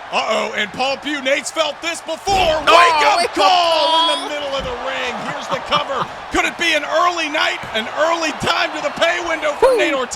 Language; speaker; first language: English; native; English